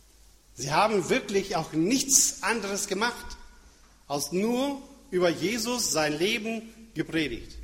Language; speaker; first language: German; non-native, fluent; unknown